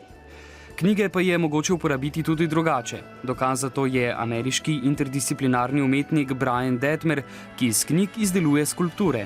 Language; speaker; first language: Slovenian; native; Slovenian